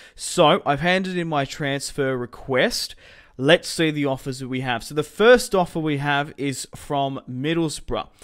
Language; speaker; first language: English; native; English